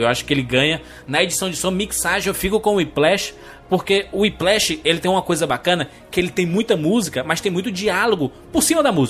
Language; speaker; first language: Portuguese; native; Portuguese